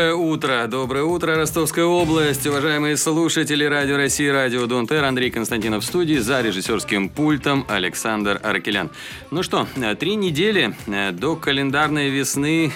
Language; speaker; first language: Russian; native; Russian